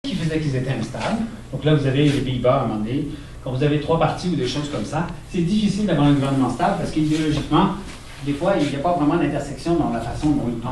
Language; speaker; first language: French; native; French